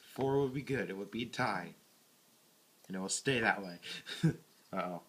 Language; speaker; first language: English; native; English